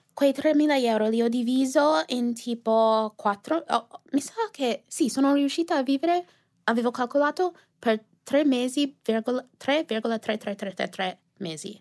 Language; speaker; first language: Italian; non-native, fluent; English